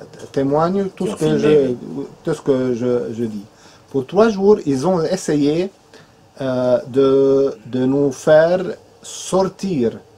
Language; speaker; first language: French; non-native, fluent; Arabic